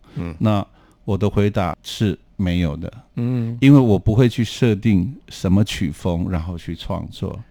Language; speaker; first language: Chinese; non-native, local second language; Amis